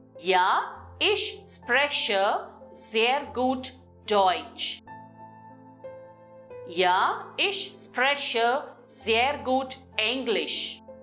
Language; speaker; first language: German; non-native, learner; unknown